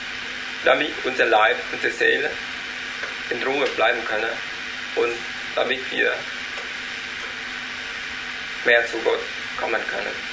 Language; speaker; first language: German; non-native, learner; Vietnamese